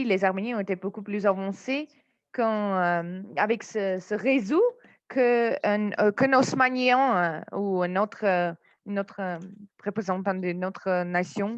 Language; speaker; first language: French; non-native, fluent; Armenian